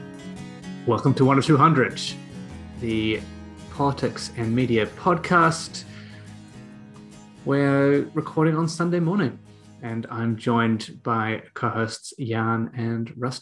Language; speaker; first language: English; native; English